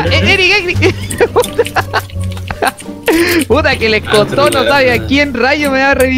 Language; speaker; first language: Spanish; native; Spanish